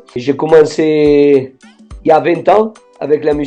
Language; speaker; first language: French; non-native, fluent; Italian